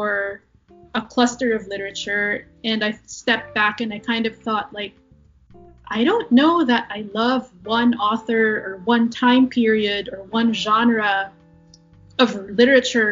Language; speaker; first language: English; non-native, local second language; Filipino